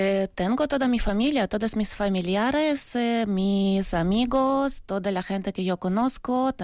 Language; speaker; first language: Spanish; non-native, learner; Ukrainian